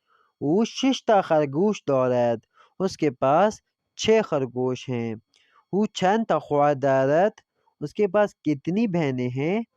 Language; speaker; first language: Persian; non-native, fluent; Urdu